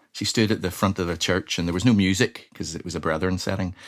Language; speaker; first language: English; native; English